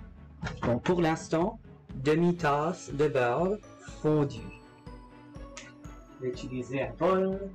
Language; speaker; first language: French; non-native, local second language; English